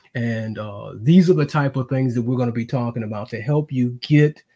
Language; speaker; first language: English; native; English